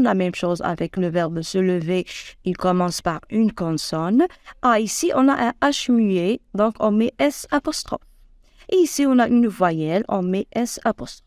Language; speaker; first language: French; non-native, local second language; Arabic